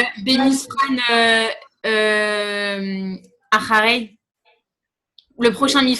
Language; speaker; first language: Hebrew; non-native, learner; French